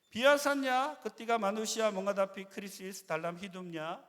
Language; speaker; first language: Malay; non-native, fluent; Korean